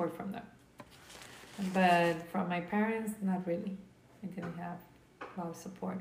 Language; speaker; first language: English; early bilingual, other home language; Spanish